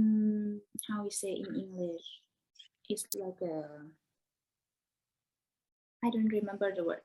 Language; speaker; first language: English; non-native, learner; Thai